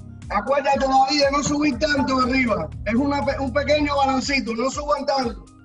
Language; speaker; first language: Spanish; native; Spanish